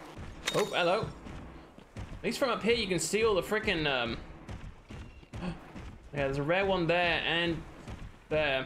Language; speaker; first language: English; native; English